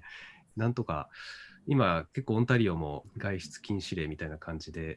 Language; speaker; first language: Japanese; native; Japanese